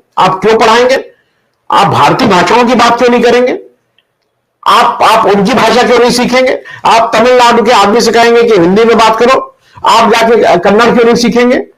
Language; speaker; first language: Hindi; native; Hindi